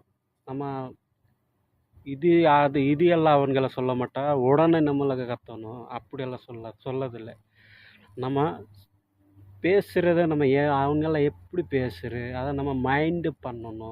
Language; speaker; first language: Tamil; non-native, learner; Assamese